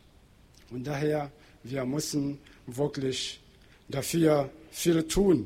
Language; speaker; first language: German; non-native, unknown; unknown